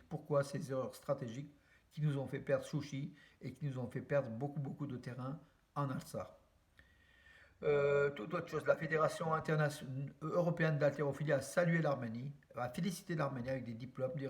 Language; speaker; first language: French; native; French